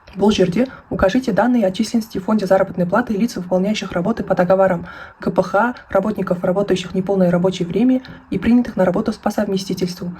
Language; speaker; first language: Russian; non-native, local second language; Kazakh